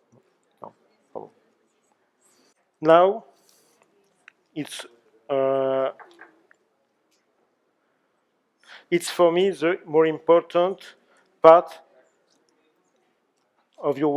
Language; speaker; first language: English; non-native, learner; French